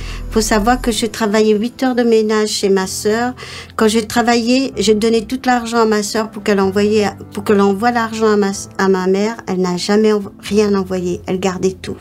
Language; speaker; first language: French; non-native, local second language; Morisyen